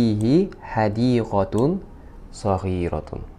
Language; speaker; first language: Arabic; non-native, fluent; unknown